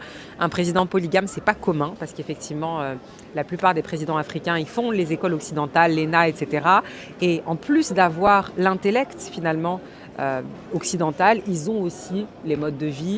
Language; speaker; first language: French; native; French